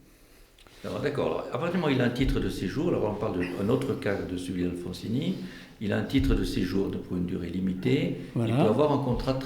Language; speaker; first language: French; native; French